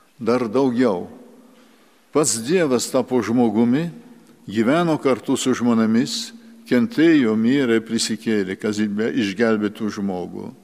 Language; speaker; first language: Lithuanian; early bilingual, heritage; Lithuanian